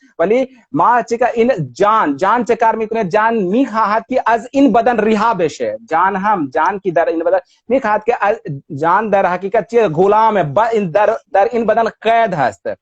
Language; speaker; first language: Persian; non-native, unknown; Hindi